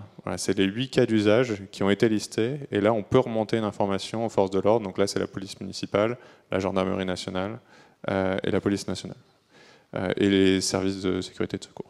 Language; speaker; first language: French; native; French